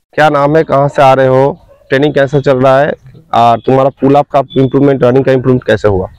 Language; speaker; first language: Hindi; non-native, local second language; Bangla